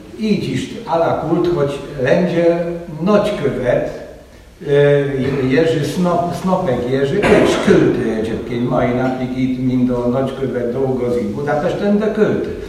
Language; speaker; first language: Hungarian; non-native, fluent; Polish